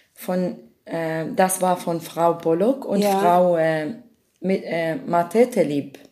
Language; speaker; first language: German; non-native, learner; Arabic